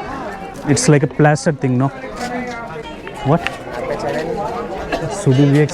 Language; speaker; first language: English; non-native, local second language; Telugu